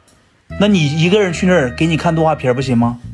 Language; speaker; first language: Chinese; native; Chinese